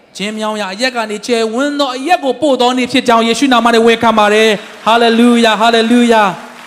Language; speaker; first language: Burmese; non-native, local second language; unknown